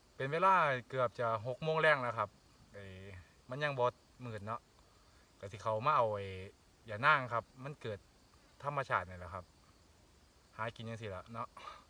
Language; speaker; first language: Thai; native; Thai